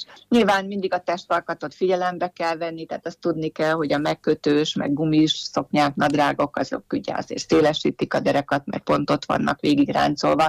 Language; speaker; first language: Hungarian; native; Hungarian